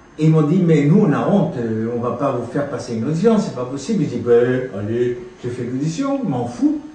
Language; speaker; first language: French; non-native, fluent; Spanish